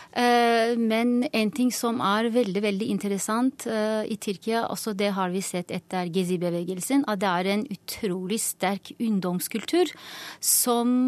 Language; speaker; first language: Norwegian; non-native, fluent; Turkish